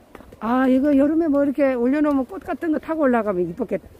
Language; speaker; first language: Korean; native; Korean